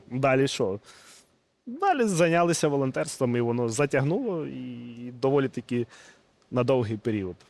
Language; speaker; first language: Ukrainian; non-native, local second language; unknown